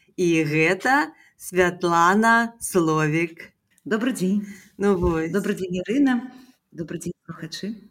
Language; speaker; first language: Belarusian; non-native, local second language; Russian